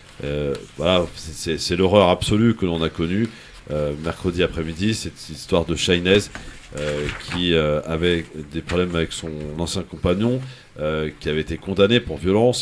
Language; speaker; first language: French; native; French